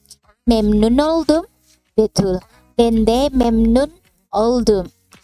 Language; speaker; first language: Turkish; non-native, fluent; Indonesian